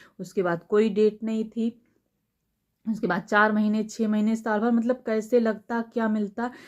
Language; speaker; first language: Hindi; native; Hindi